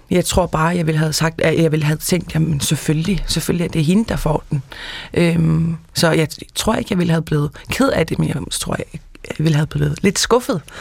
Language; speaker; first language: Danish; non-native, local second language; Kalaallisut